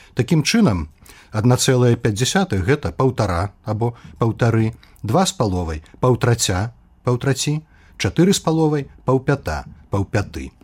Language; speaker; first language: Belarusian; native; Belarusian